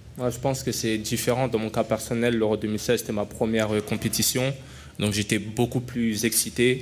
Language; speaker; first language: French; native; French